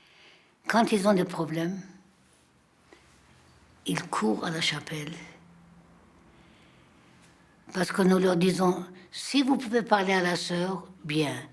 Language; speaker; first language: French; non-native, fluent; Armenian